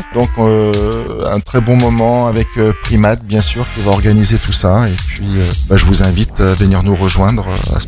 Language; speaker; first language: French; native; French